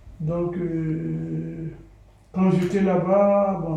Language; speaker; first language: French; non-native, learner; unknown